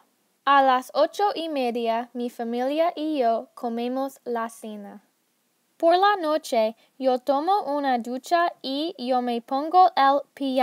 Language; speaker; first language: Spanish; non-native, learner; English